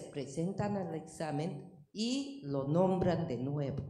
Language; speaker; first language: Spanish; non-native, fluent; Korean